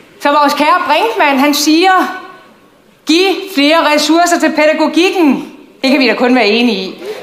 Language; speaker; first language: Danish; native; Danish